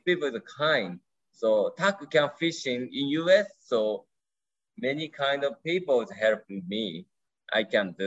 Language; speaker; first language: English; non-native, learner; Japanese